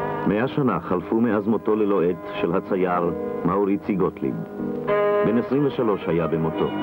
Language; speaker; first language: Hebrew; native; Hebrew